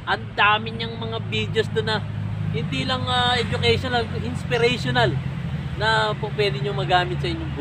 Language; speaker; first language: Filipino; native; Filipino